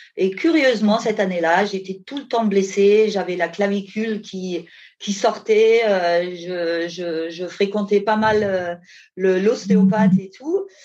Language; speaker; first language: French; non-native, fluent; German